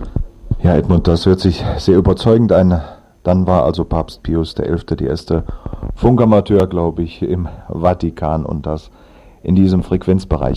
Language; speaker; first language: German; native; German